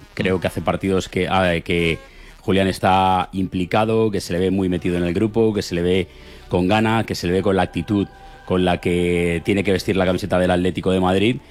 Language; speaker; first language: Spanish; native; Spanish